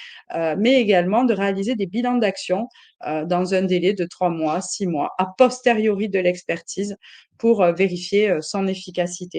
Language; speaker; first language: French; native; French